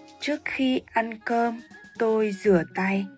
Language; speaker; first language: Vietnamese; non-native, fluent; Korean